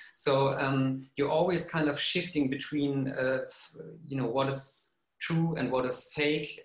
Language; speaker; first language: English; non-native, fluent; German